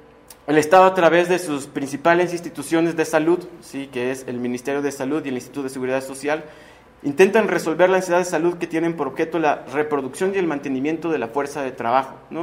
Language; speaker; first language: Spanish; native; Spanish